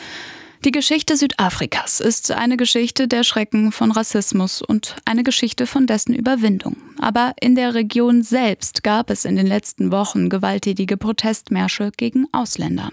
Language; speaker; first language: German; native; German